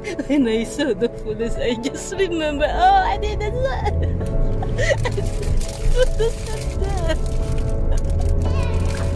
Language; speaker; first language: English; non-native, learner; Filipino